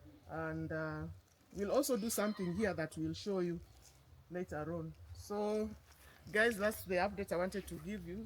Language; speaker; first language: English; non-native, local second language; Swahili